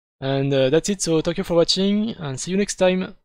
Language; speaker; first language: English; non-native, fluent; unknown